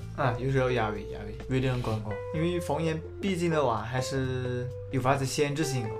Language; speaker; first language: Chinese; non-native, local second language; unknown